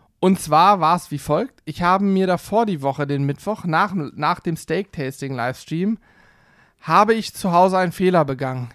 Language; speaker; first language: German; native; German